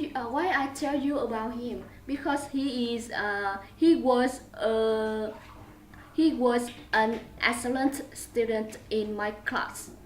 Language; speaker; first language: English; non-native, learner; Vietnamese